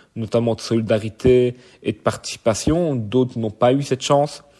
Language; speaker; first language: French; native; French